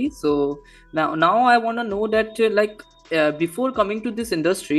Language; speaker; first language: English; non-native, local second language; Hindi